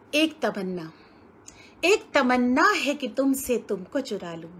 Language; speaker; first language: Hindi; native; Hindi